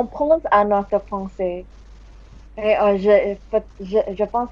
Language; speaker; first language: French; non-native, learner; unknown